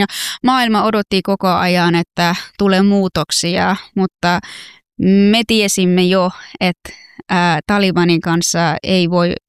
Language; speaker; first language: Finnish; non-native, fluent; Persian